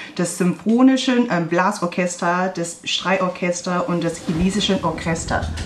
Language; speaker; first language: German; non-native, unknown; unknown